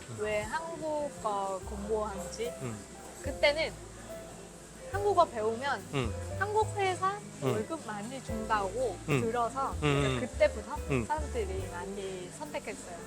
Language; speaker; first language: Korean; non-native, fluent; Vietnamese